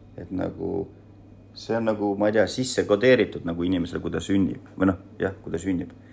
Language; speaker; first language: Estonian; early bilingual, other home language; Russian